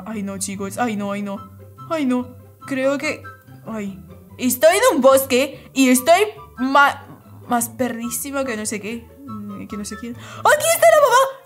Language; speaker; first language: Spanish; non-native, fluent; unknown